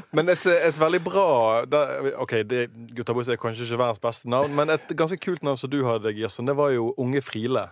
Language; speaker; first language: Norwegian; native; Norwegian